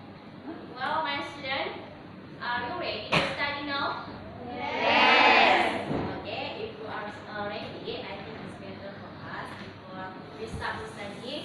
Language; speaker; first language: English; non-native, learner; Indonesian